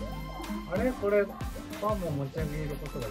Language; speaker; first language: Japanese; native; Japanese